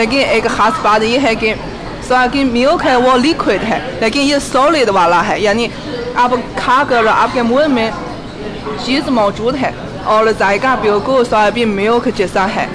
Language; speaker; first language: Hindi; non-native, fluent; Chinese